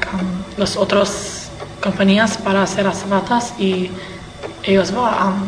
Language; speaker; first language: Spanish; early bilingual, heritage; English